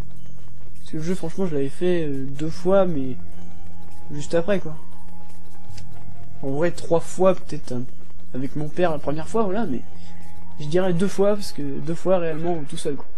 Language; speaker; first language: French; native; French